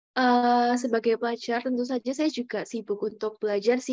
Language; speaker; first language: Indonesian; native; Indonesian